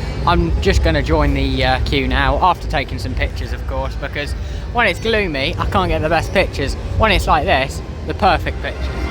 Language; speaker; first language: English; native; English